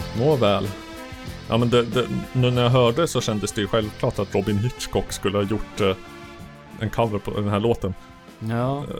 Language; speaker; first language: Swedish; native; Swedish